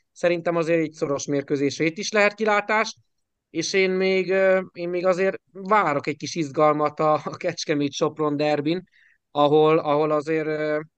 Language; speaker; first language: Hungarian; native; Hungarian